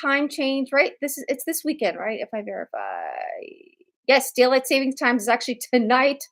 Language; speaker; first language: English; native; English